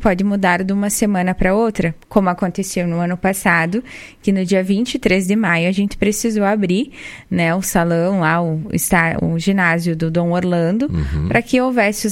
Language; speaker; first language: Portuguese; native; Portuguese